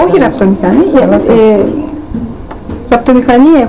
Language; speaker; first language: Greek; non-native, local second language; Turkish